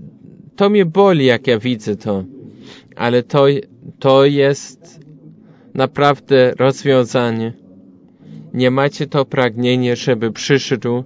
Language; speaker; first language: Polish; non-native, learner; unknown